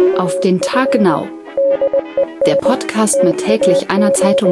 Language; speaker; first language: German; native; German